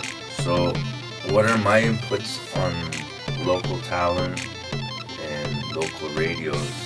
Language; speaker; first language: English; early bilingual, other home language; Spanish